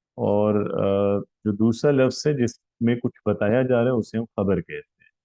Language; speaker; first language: Urdu; native; Urdu